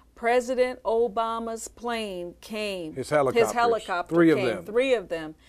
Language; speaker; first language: English; native; English